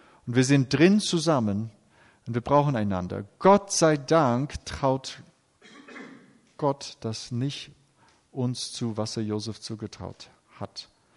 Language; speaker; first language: German; native; German